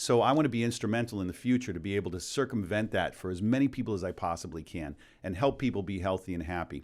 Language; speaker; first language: English; native; English